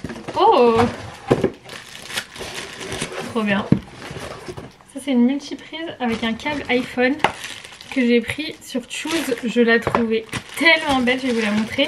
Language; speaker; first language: French; native; French